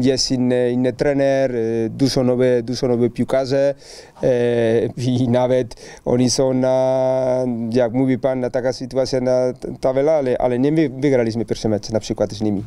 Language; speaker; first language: Polish; non-native, learner; Spanish